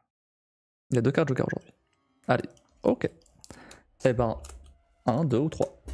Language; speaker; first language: French; native; French